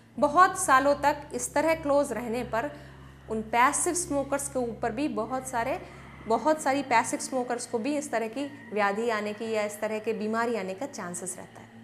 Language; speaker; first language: Hindi; native; Hindi